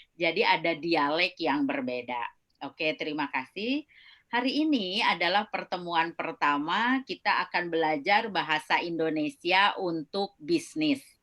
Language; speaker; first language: Indonesian; native; Indonesian